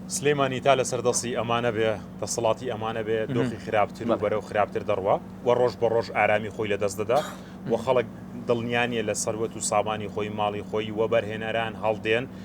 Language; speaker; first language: Central Kurdish; native; Central Kurdish